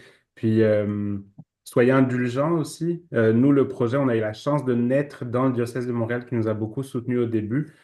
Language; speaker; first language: French; native; French